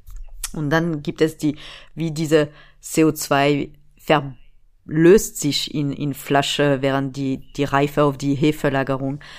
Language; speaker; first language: German; non-native, fluent; French